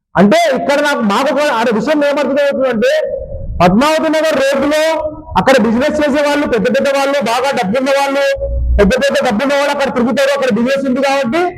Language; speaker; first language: Telugu; native; Telugu